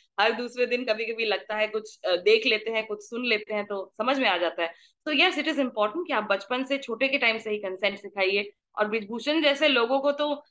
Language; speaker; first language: Hindi; native; Hindi